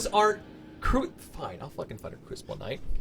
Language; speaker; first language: English; native; English